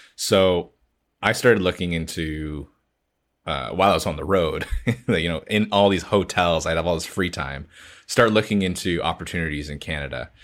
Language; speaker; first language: English; native; English